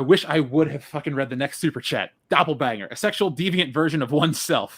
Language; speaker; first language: English; native; English